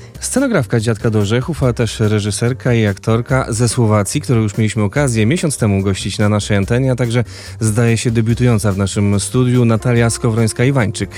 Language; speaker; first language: Polish; native; Polish